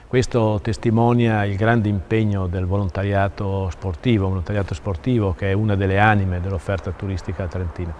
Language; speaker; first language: Italian; native; Italian